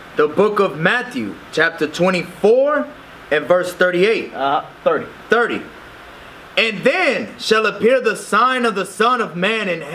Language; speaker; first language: English; native; English